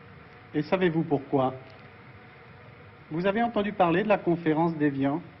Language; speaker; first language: French; native; French